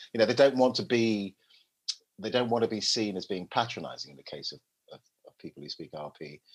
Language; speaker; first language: English; native; English